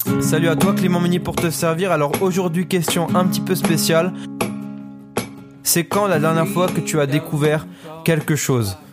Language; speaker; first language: French; native; French